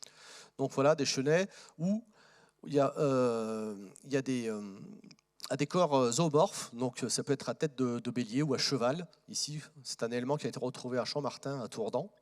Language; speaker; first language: French; native; French